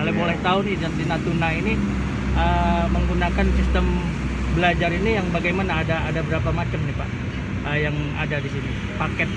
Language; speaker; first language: Indonesian; native; Indonesian